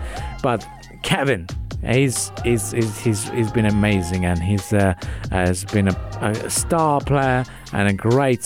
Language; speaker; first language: English; non-native, local second language; Urdu